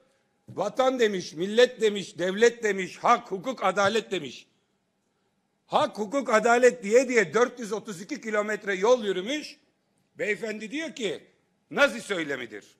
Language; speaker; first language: Turkish; native; Turkish